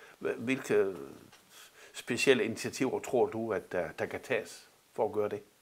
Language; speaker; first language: Danish; native; Danish